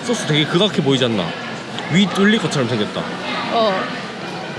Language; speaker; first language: Korean; native; Korean